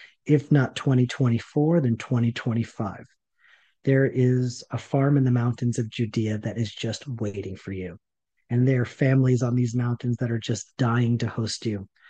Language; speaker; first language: English; native; English